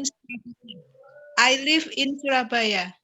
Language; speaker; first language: English; non-native, learner; Indonesian